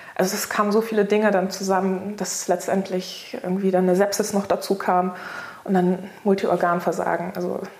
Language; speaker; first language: German; native; German